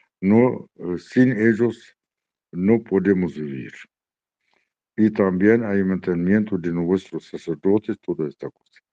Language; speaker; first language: Spanish; non-native, learner; Arabic